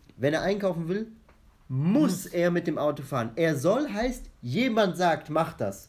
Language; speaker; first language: German; non-native, fluent; Arabic